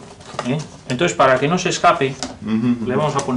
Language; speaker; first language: Spanish; native; Spanish